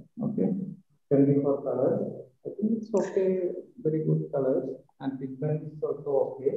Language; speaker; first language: English; non-native, learner; Malayalam